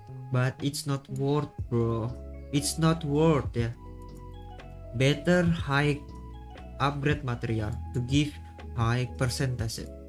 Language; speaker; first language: English; non-native, learner; Indonesian